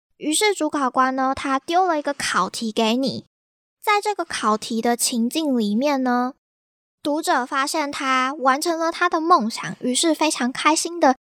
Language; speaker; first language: Chinese; native; Chinese